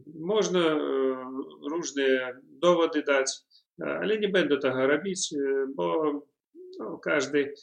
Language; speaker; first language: Polish; non-native, learner; Belarusian